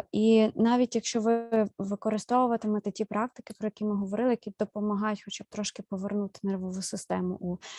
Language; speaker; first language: Ukrainian; native; Ukrainian